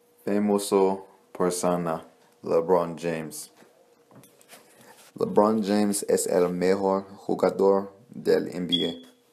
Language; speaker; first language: Spanish; non-native, learner; English